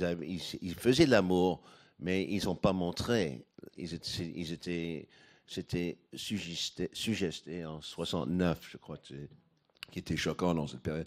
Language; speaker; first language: French; non-native, fluent; English